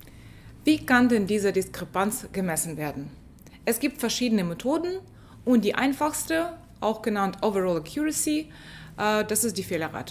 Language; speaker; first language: German; non-native, fluent; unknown